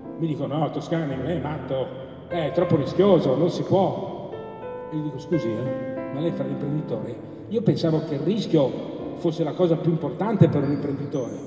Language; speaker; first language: Italian; native; Italian